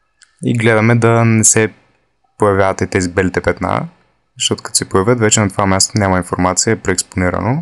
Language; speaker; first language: Bulgarian; native; Bulgarian